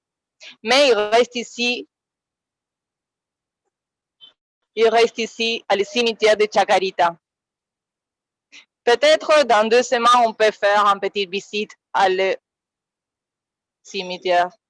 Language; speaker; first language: French; non-native, fluent; Spanish